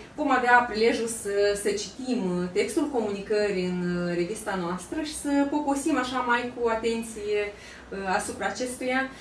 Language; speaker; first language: Romanian; native; Romanian